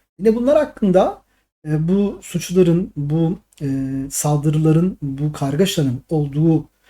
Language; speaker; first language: Turkish; native; Turkish